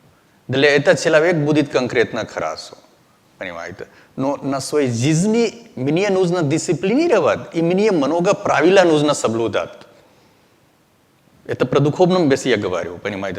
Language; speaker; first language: Russian; non-native, learner; Hindi